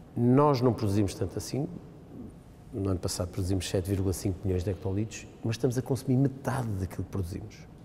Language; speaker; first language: Portuguese; native; Portuguese